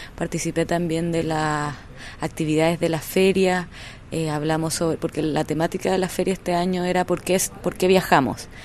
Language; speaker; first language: Spanish; native; Spanish